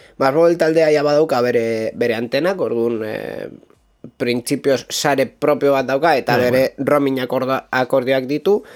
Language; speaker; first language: Basque; non-native, local second language; Spanish